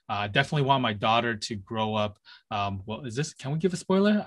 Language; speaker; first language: English; native; English